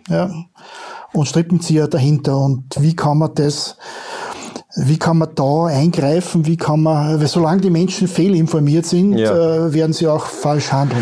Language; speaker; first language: German; native; German